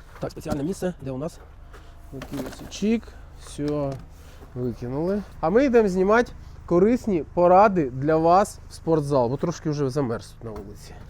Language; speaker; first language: Ukrainian; non-native, local second language; Russian